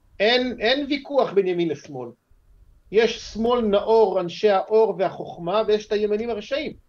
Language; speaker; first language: Hebrew; native; Hebrew